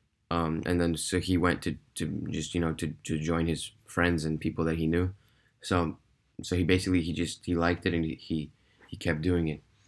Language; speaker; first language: English; early bilingual, other home language; Russian